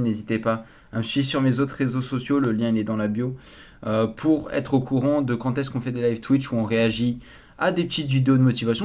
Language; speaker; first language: French; native; French